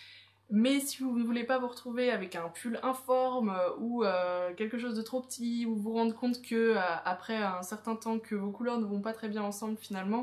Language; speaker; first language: French; native; French